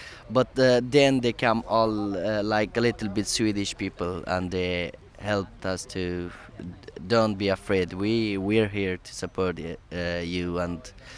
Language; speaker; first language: English; non-native, learner; Persian